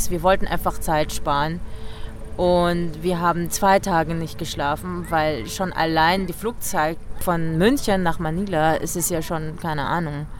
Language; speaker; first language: German; early bilingual, other home language; Filipino